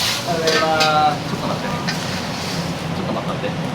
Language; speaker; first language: Japanese; native; Japanese